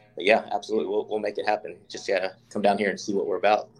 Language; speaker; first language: English; native; English